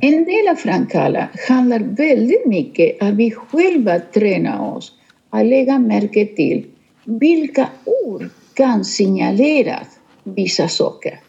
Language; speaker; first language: Swedish; non-native, fluent; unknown